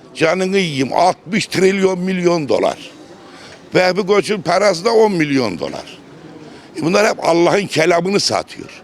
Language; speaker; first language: Turkish; native; Turkish